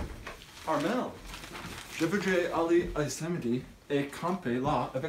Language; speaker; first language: French; non-native, learner; English